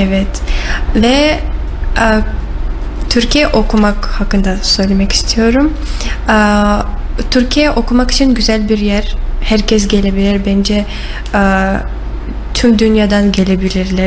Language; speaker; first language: Turkish; non-native, learner; Russian